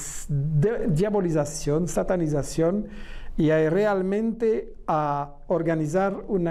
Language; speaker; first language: Spanish; non-native, fluent; French